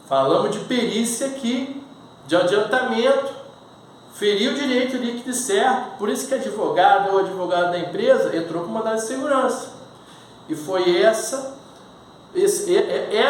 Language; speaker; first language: Portuguese; native; Portuguese